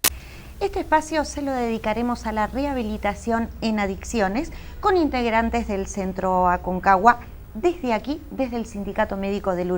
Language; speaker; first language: Spanish; native; Spanish